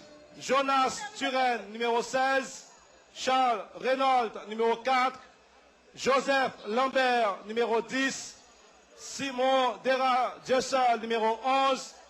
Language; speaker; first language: French; non-native, local second language; Haitian Creole